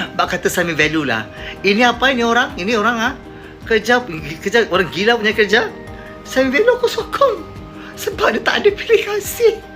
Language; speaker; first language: Malay; native; Malay